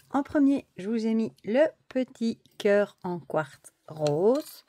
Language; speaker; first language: French; native; French